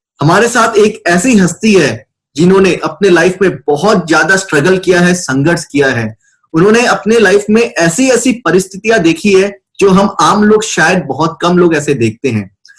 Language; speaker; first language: Hindi; native; Hindi